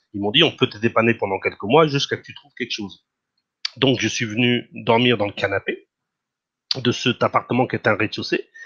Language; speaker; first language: French; non-native, fluent; Portuguese